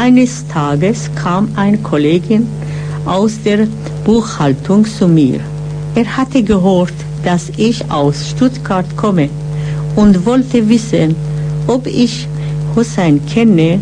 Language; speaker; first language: German; non-native, fluent; Persian